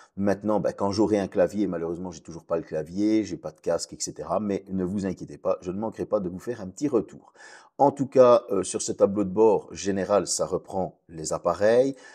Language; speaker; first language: French; native; French